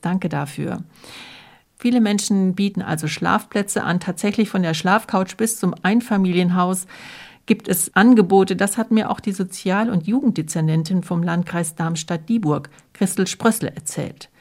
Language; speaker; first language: German; native; German